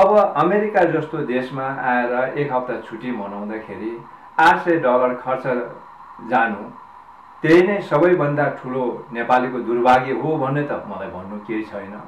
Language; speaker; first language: Nepali; non-native, local second language; Sherpa